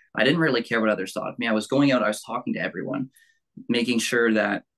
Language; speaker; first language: English; native; English